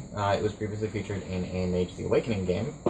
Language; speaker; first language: English; native; English